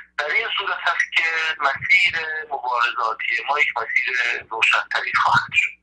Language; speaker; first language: Persian; non-native, local second language; Azerbaijani